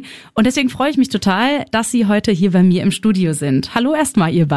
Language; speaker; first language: German; native; German